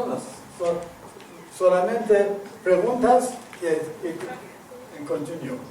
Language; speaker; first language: Spanish; non-native, learner; English